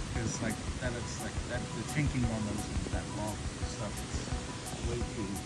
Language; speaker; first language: English; native; English